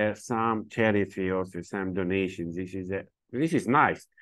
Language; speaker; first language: English; non-native, learner; Ukrainian